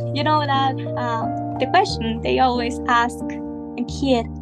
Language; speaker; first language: English; non-native, fluent; Spanish